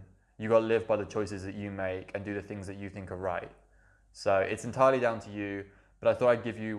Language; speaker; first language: English; native; English